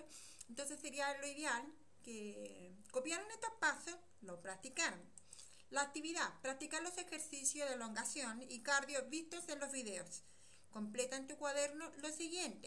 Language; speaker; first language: Spanish; native; Spanish